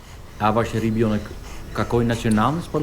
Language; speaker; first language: Russian; non-native, fluent; Dutch